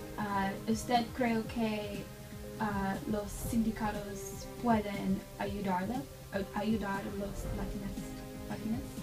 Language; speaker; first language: Spanish; non-native, learner; English